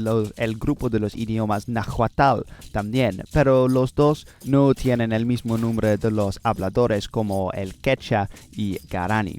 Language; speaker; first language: Spanish; non-native, learner; English